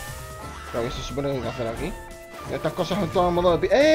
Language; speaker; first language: Spanish; native; Spanish